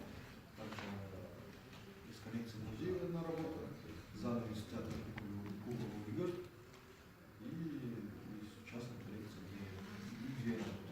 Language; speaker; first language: Russian; native; Russian